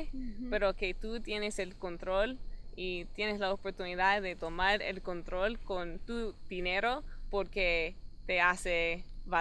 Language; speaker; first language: Spanish; non-native, fluent; English